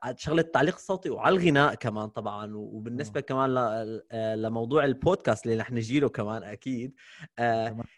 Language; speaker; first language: Arabic; native; Arabic